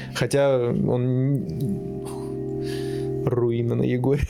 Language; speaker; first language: Russian; native; Russian